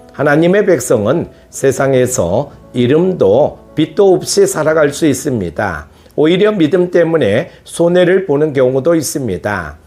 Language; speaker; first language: Korean; native; Korean